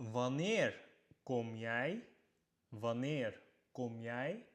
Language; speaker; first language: Dutch; non-native, fluent; Arabic